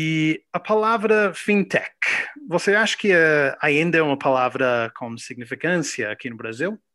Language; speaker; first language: Portuguese; non-native, learner; English